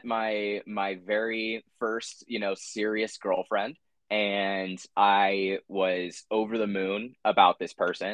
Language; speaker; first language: English; native; English